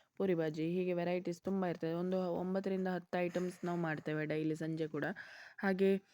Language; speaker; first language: Kannada; native; Kannada